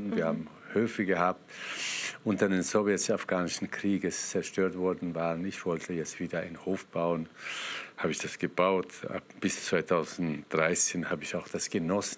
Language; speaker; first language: German; non-native, fluent; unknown